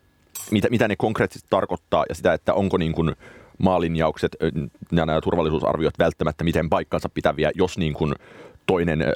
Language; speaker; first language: Finnish; native; Finnish